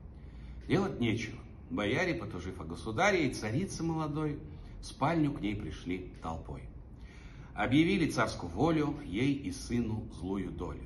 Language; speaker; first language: Russian; native; Russian